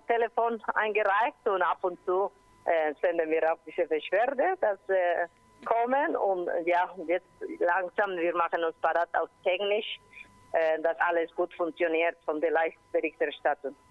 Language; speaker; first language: German; non-native, learner; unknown